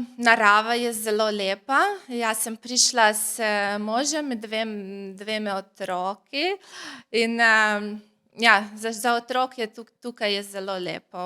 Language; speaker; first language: Slovenian; non-native, learner; Russian